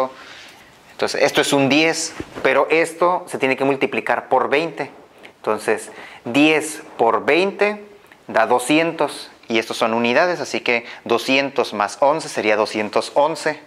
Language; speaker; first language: Spanish; native; Spanish